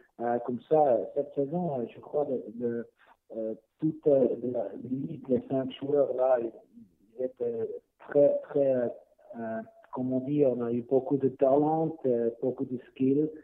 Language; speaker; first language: French; non-native, learner; Swiss German